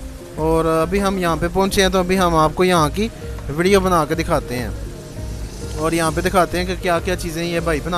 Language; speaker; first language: Hindi; non-native, local second language; Punjabi